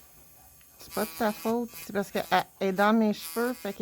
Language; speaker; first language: French; native; French